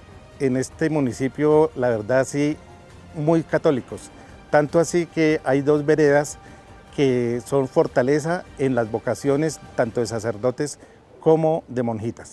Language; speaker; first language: Spanish; native; Spanish